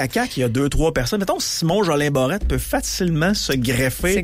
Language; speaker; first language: French; native; French